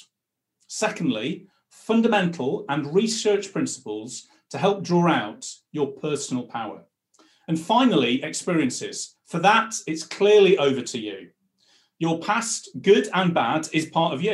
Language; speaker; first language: English; native; English